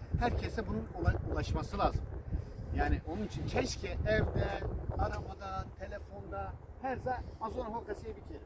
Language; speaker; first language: Turkish; non-native, local second language; Zaza